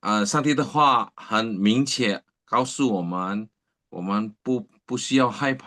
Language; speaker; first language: Chinese; early bilingual, heritage; Chinese